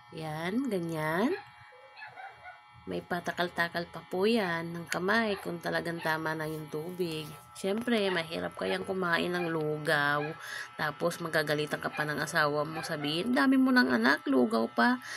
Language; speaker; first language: Filipino; non-native, local second language; Bikol